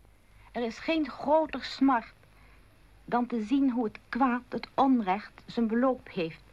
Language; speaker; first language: Dutch; native; Dutch